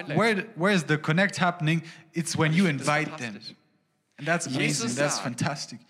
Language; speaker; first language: English; non-native, fluent; German